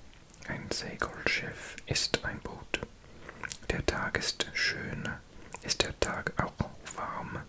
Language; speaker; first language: German; non-native, learner; English